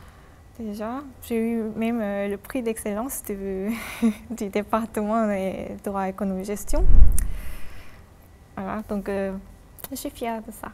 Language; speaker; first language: French; non-native, fluent; Korean